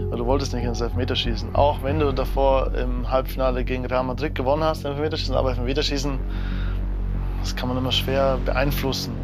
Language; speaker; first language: German; native; German